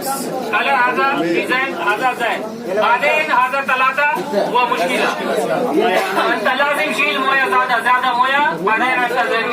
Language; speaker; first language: Arabic; non-native, learner; Hindi